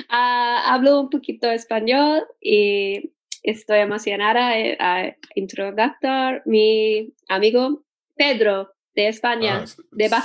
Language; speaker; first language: Spanish; non-native, learner; English